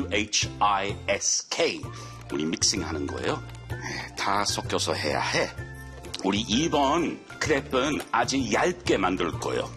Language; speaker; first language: Korean; non-native, learner; English